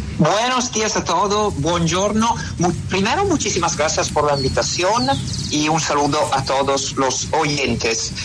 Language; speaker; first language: Spanish; non-native, fluent; Italian